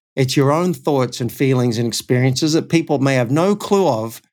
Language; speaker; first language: English; native; English